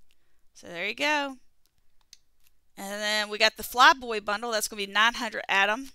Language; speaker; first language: English; native; English